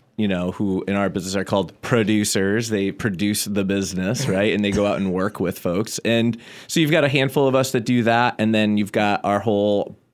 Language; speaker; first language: English; native; English